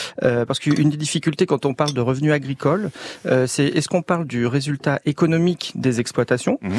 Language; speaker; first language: French; native; French